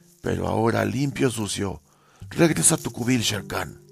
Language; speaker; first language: Spanish; native; Spanish